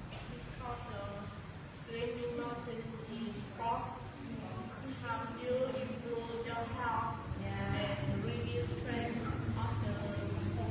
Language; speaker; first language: English; non-native, learner; Vietnamese